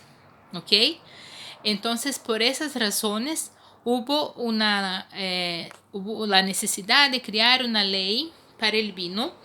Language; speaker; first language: Spanish; non-native, fluent; Portuguese